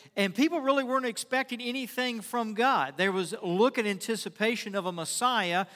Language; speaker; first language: English; native; English